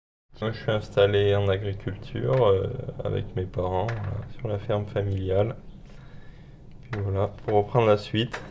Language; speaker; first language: French; native; French